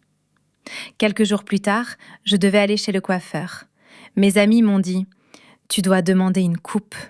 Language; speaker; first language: French; non-native, fluent; English